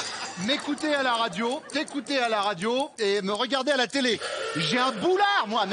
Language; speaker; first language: French; native; French